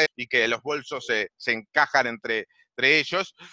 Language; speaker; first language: Spanish; native; Spanish